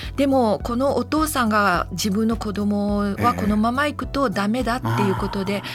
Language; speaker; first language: Japanese; non-native, fluent; Chinese